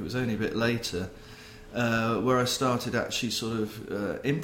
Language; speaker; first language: English; native; English